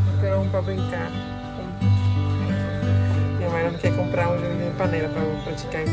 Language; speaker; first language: Portuguese; non-native, fluent; Spanish